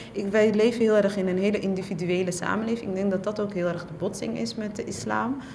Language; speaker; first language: Dutch; early bilingual, other home language; Somali